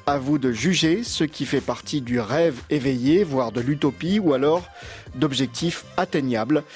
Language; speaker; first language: French; native; French